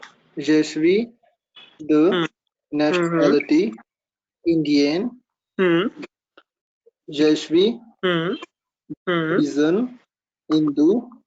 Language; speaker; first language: French; non-native, learner; Hindi